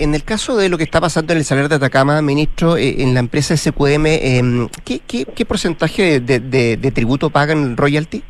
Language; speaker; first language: Spanish; native; Spanish